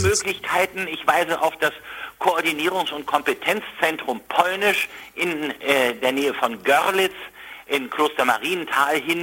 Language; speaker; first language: German; native; German